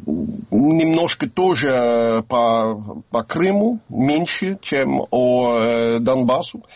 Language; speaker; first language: Russian; non-native, learner; Dutch